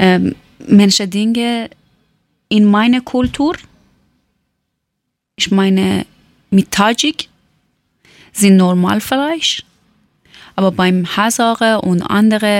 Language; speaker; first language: German; non-native, learner; Persian